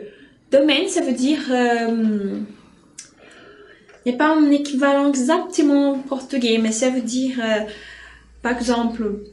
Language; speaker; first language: French; non-native, fluent; Portuguese